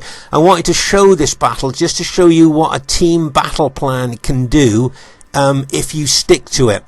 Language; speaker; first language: English; native; English